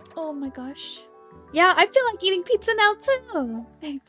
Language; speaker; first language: English; native; English